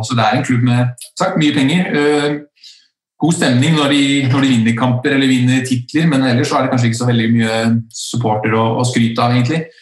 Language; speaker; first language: Norwegian; early bilingual, other home language; Icelandic